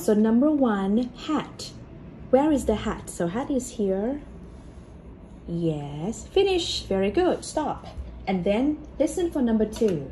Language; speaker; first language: English; non-native, fluent; Thai